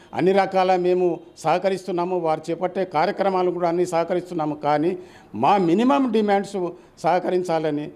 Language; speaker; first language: Telugu; native; Telugu